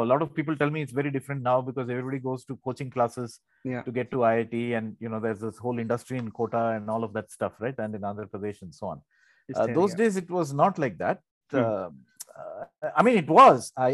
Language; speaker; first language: English; non-native, local second language; Tamil